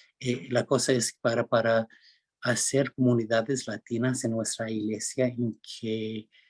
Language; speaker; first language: Spanish; early bilingual, heritage; Spanish